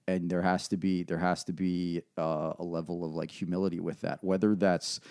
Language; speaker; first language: English; native; English